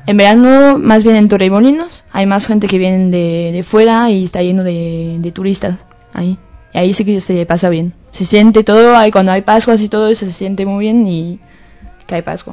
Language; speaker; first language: Spanish; non-native, fluent; French